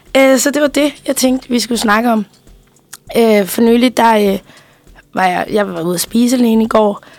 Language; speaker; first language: Danish; early bilingual, other home language; Spanish